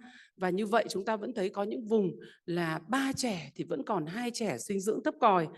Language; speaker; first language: Vietnamese; native; Vietnamese